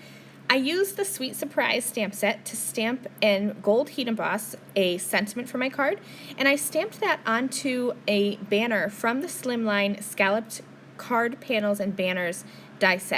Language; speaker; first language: English; native; English